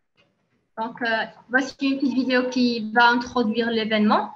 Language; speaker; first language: French; non-native, local second language; Arabic